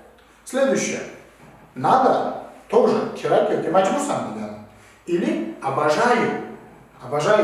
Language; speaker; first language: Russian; non-native, local second language; Uzbek